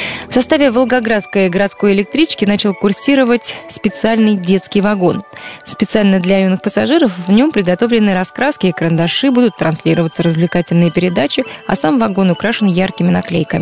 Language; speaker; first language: Russian; native; Russian